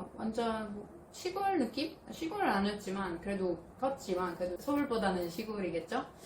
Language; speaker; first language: Korean; non-native, fluent; Italian